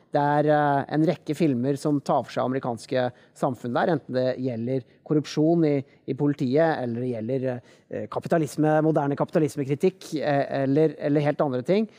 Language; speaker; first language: Norwegian; native; Norwegian